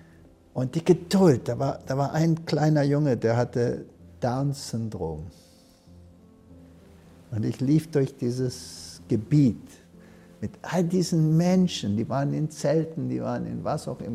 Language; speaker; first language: German; early bilingual, heritage; German